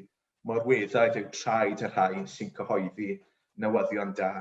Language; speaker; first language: Welsh; native; Welsh